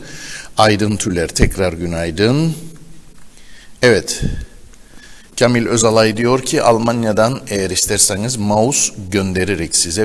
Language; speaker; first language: Turkish; native; Turkish